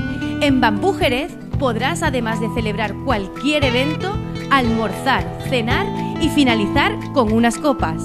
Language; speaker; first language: Spanish; native; Spanish